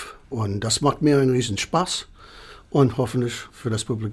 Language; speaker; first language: German; non-native, fluent; English